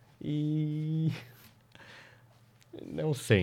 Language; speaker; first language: Portuguese; non-native, fluent; Korean